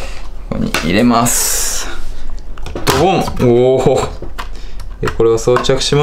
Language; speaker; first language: Japanese; native; Japanese